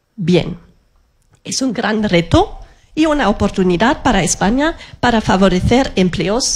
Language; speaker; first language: Spanish; non-native, fluent; German